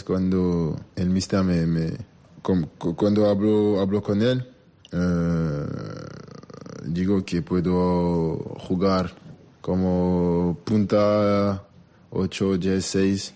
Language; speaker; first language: Spanish; non-native, learner; French